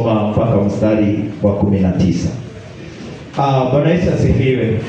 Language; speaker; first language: Swahili; non-native, local second language; Kikuyu